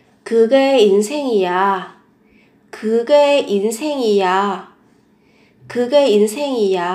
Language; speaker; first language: Korean; non-native, fluent; Vietnamese